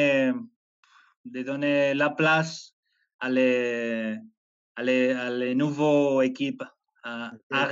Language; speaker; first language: French; non-native, fluent; Spanish